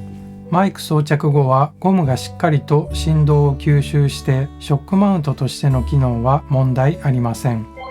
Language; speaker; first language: Japanese; native; Japanese